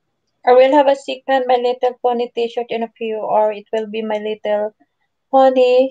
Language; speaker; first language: English; non-native, learner; Filipino